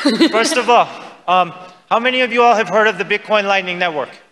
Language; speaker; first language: English; native; English